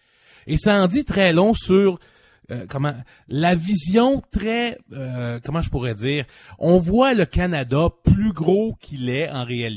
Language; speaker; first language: French; native; French